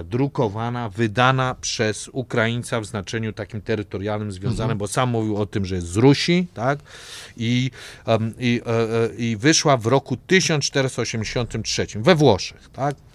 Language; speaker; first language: Polish; native; Polish